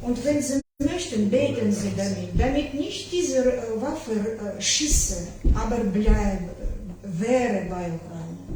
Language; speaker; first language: German; non-native, learner; Ukrainian